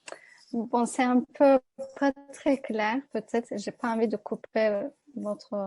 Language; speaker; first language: French; non-native, fluent; Turkish